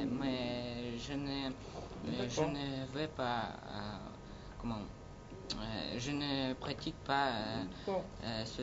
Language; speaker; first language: French; non-native, learner; Russian